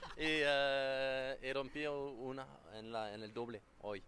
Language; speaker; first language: Spanish; non-native, learner; French